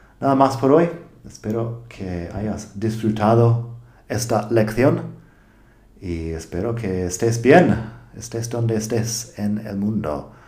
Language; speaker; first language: Spanish; non-native, fluent; English